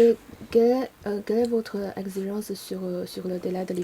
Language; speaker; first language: French; non-native, learner; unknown